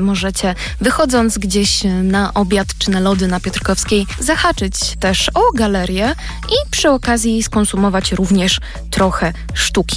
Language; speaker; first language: Polish; native; Polish